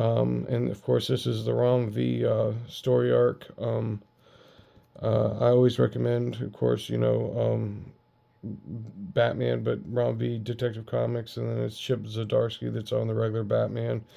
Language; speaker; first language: English; native; English